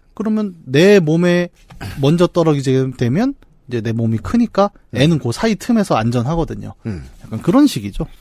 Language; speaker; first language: Korean; native; Korean